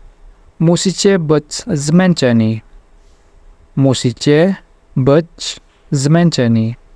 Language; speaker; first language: Polish; non-native, fluent; Indonesian